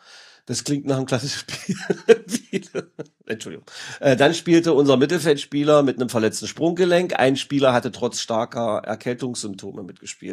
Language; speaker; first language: German; native; German